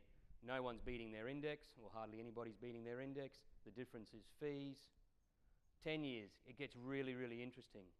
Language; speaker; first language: English; native; English